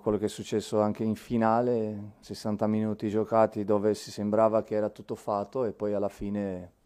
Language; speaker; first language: Italian; non-native, fluent; Portuguese